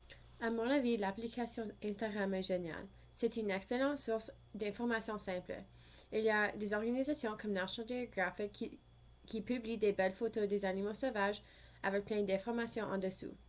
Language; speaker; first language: French; non-native, fluent; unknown